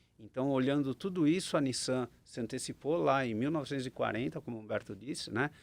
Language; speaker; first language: Portuguese; native; Portuguese